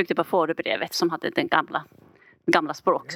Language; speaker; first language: Danish; non-native, learner; Swedish